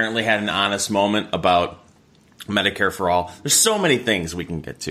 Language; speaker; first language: English; native; English